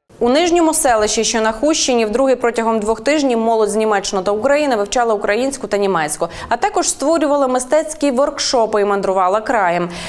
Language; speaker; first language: Ukrainian; native; Ukrainian